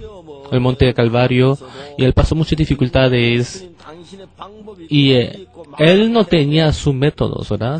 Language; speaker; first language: Spanish; non-native, fluent; Korean